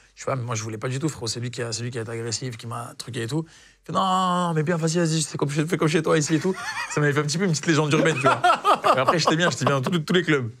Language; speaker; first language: French; native; French